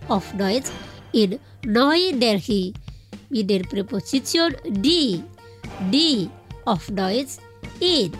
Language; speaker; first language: German; non-native, fluent; Indonesian